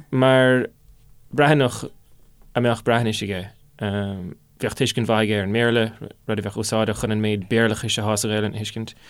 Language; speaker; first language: Irish; non-native, local second language; English